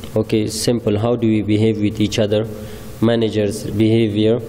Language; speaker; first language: English; non-native, fluent; Persian